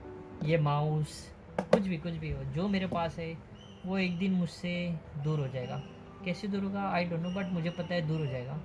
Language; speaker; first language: Hindi; native; Hindi